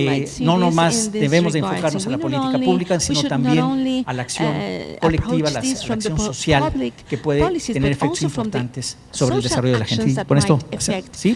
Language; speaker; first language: Spanish; native; Spanish